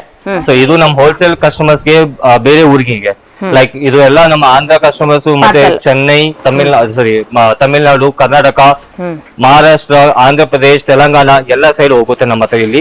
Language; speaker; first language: Kannada; non-native, local second language; Telugu